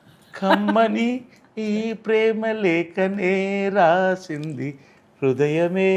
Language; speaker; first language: Telugu; native; Telugu